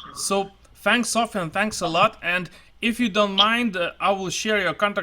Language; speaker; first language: English; non-native, fluent; Lithuanian